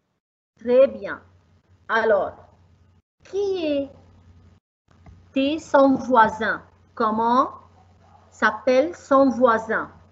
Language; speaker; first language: French; non-native, fluent; Arabic